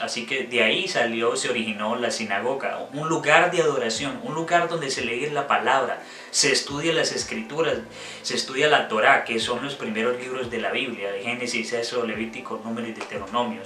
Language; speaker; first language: Spanish; native; Spanish